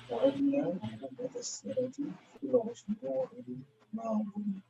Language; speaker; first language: Arabic; non-native, learner; English